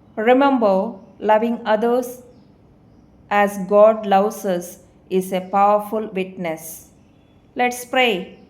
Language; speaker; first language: English; non-native, local second language; Telugu